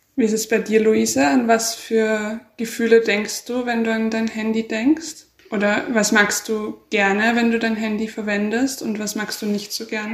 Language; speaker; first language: German; native; German